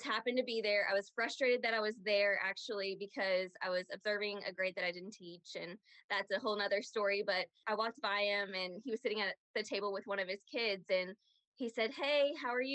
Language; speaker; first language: English; native; English